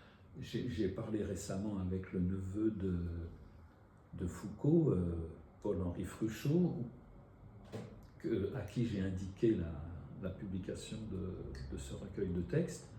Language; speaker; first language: French; native; French